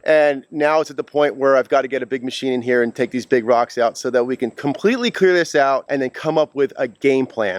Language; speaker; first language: English; native; English